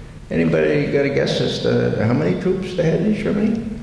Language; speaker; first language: English; native; English